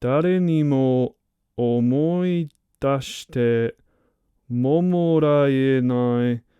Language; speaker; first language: Japanese; non-native, learner; English